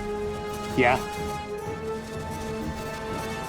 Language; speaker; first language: English; native; English